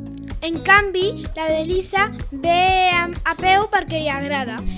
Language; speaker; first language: Catalan; native; Catalan